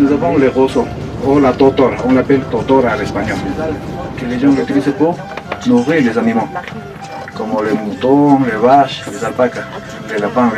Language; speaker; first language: French; non-native, learner; Spanish